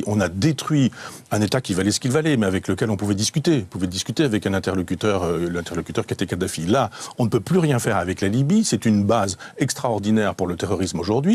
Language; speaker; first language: French; native; French